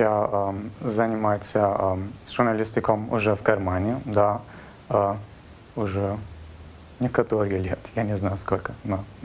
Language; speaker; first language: Russian; non-native, learner; German